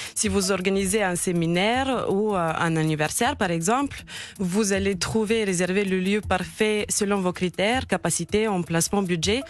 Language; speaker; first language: French; non-native, fluent; Bulgarian